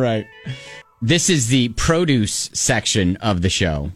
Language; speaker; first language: English; native; English